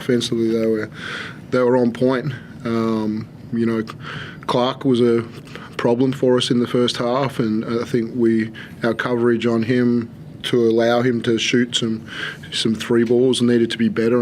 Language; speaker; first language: English; native; English